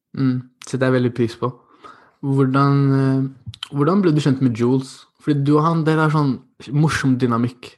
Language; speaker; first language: Norwegian; early bilingual, other home language; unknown